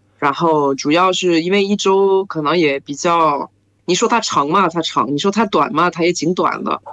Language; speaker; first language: Chinese; non-native, fluent; French